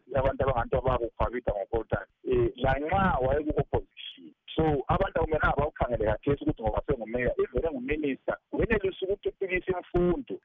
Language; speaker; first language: Zulu; native; Zulu